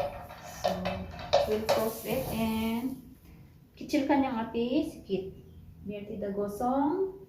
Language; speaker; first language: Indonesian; non-native, learner; Filipino